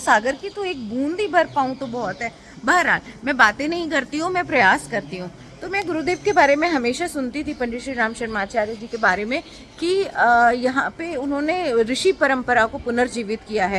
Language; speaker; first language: Hindi; native; Hindi